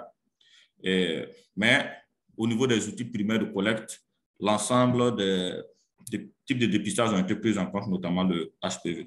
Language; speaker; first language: French; non-native, local second language; Mossi